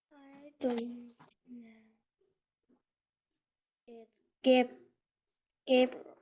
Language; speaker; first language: English; non-native, learner; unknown